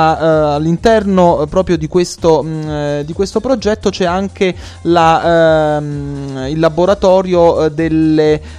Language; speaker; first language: Italian; native; Italian